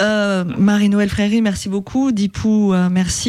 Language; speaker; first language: French; native; French